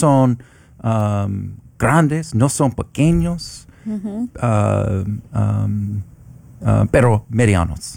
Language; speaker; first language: Spanish; non-native, learner; English